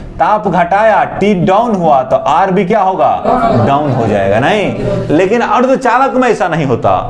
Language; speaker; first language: Hindi; native; Hindi